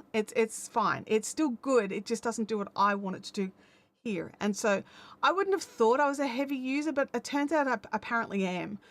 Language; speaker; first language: English; native; English